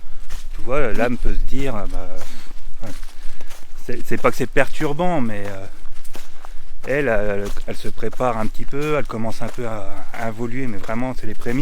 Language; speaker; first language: French; native; French